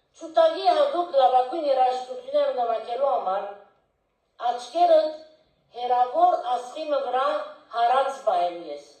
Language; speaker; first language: Armenian; early bilingual, heritage; Armenian